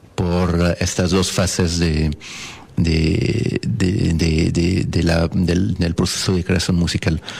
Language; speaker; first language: Spanish; non-native, fluent; French